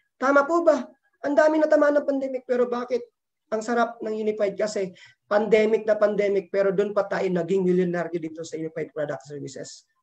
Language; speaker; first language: Filipino; non-native, local second language; Cebuano